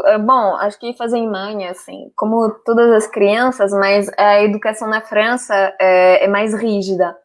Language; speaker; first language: Portuguese; non-native, fluent; French